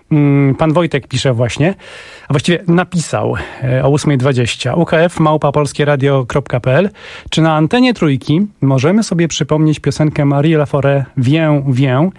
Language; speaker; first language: Polish; native; Polish